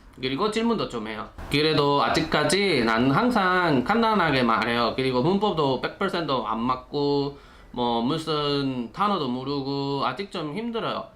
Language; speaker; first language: Korean; non-native, learner; Spanish